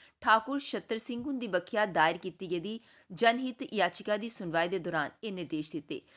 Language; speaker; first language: Punjabi; non-native, local second language; Dogri